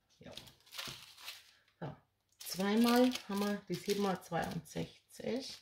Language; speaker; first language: German; native; German